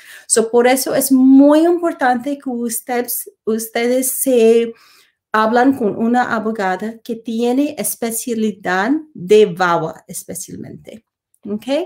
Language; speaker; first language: Spanish; non-native, learner; English